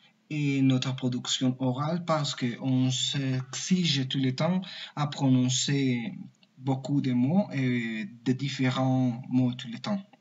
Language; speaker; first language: French; non-native, learner; Spanish